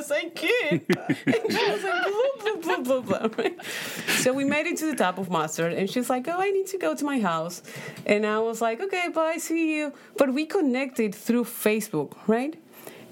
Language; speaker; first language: English; non-native, fluent; Spanish